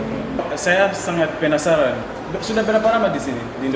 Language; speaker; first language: Indonesian; non-native, fluent; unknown